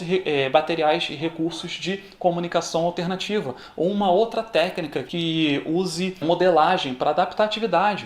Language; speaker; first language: Portuguese; native; Portuguese